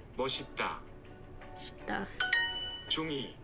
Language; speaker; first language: Korean; non-native, learner; English